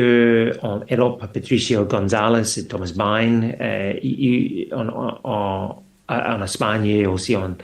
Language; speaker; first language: French; non-native, fluent; English